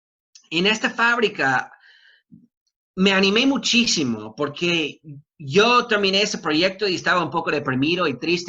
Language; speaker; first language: Spanish; non-native, fluent; English